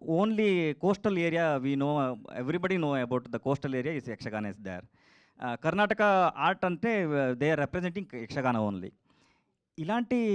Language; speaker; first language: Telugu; non-native, learner; Kannada